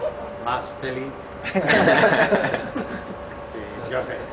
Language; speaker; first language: Spanish; non-native, fluent; English